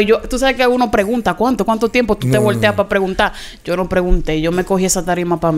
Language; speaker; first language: Spanish; early bilingual, heritage; Spanish